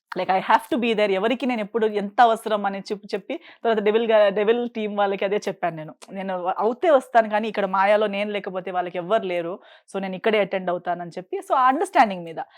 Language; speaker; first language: Telugu; non-native, fluent; Konkani